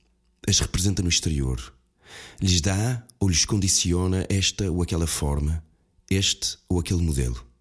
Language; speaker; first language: Portuguese; native; Portuguese